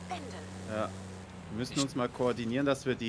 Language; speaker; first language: German; native; German